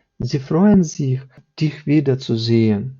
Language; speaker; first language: German; non-native, fluent; Ukrainian